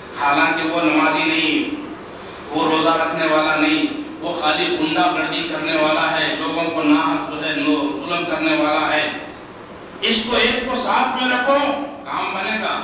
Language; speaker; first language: Urdu; native; Urdu